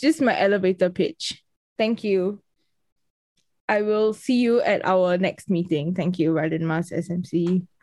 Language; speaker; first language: English; native; English